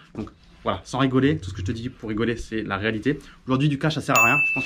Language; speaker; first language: French; native; French